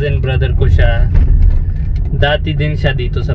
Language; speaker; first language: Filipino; non-native, learner; Punjabi